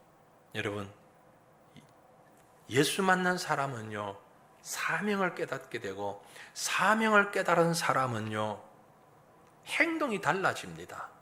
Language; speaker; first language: Korean; native; Korean